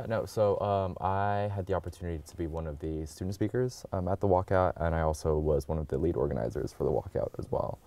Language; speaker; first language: English; native; English